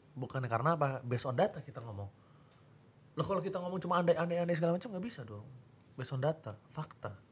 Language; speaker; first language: Indonesian; native; Indonesian